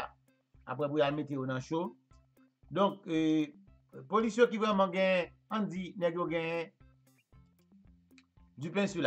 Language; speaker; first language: French; non-native, local second language; Haitian Creole